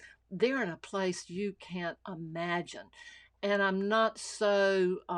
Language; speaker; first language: English; native; English